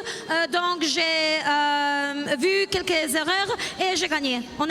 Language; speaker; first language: French; non-native, fluent; Polish